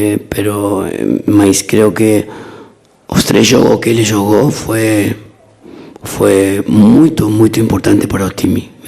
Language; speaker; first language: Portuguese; non-native, learner; Spanish